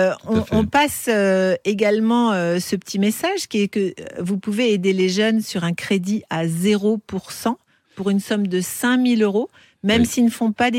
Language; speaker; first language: French; native; French